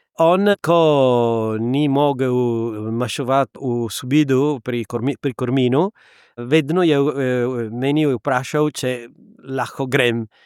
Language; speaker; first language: Slovenian; non-native, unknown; Italian